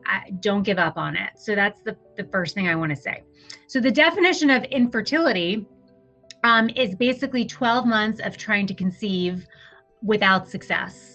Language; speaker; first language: English; early bilingual, other home language; Hebrew